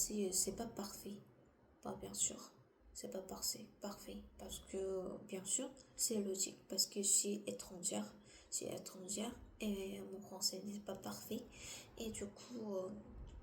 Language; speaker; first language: French; non-native, learner; Korean